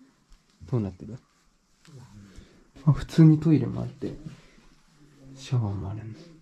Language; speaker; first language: Japanese; native; Japanese